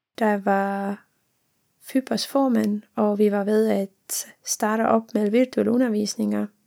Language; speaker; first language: Danish; non-native, fluent; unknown